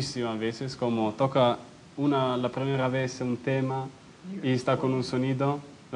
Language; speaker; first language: Spanish; non-native, fluent; Italian